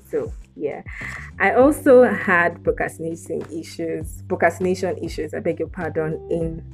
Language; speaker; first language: English; non-native, local second language; Yoruba